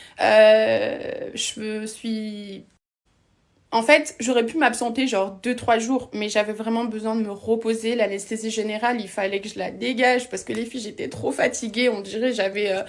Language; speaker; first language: French; native; French